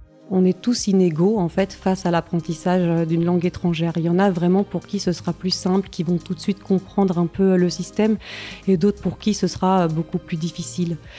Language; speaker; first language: French; native; French